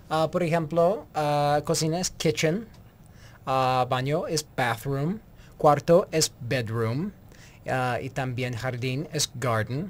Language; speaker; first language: Spanish; non-native, learner; English